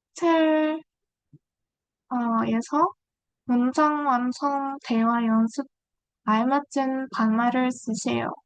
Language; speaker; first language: Korean; non-native, learner; Vietnamese